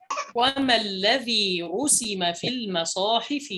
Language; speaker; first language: Arabic; native; Arabic